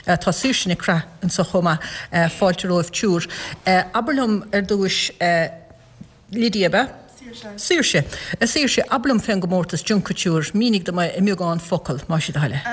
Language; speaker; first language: Irish; native; Irish